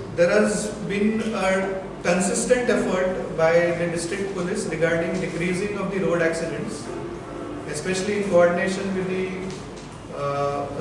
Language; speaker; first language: English; non-native, local second language; Marathi